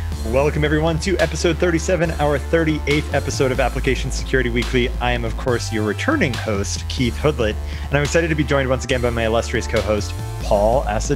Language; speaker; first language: English; native; English